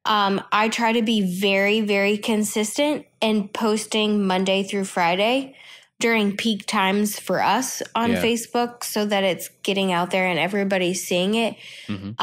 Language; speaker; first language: English; native; English